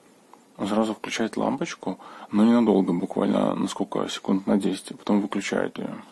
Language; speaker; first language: Russian; native; Russian